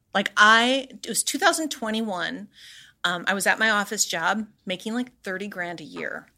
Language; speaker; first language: English; native; English